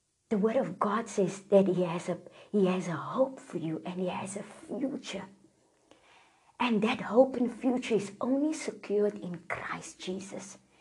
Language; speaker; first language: English; non-native, local second language; Afrikaans